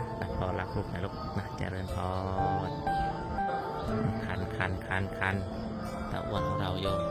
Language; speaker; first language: Thai; native; Thai